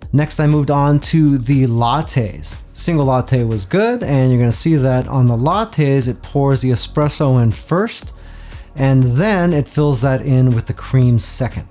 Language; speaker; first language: English; native; English